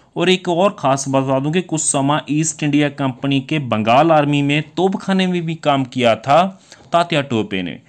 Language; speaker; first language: Hindi; non-native, local second language; Punjabi